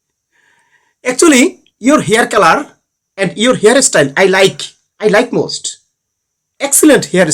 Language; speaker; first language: English; non-native, learner; Bangla